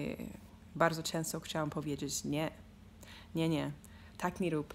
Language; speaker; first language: Polish; early bilingual, heritage; Polish